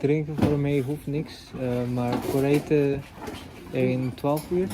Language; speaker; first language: Dutch; non-native, learner; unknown